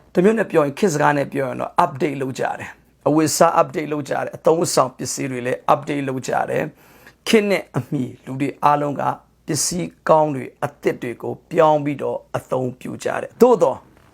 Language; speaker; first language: Burmese; non-native, local second language; Hakha Chin